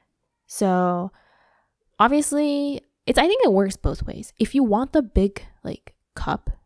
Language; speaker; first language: English; early bilingual, other home language; Japanese